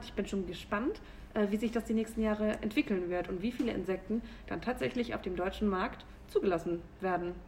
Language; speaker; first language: German; native; German